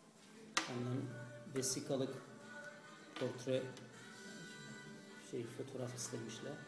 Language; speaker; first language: Turkish; non-native, fluent; Azerbaijani